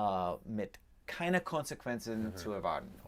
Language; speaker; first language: German; non-native, fluent; English